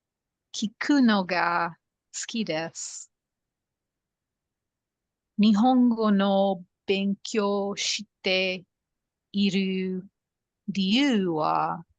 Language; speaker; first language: Japanese; non-native, learner; English